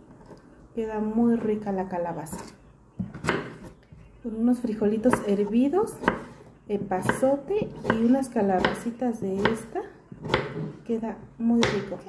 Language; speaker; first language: Spanish; native; Spanish